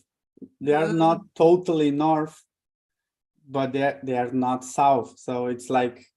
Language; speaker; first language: English; non-native, fluent; Portuguese